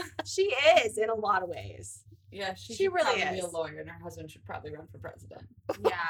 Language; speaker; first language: English; native; English